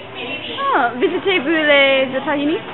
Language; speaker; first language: French; non-native, learner; English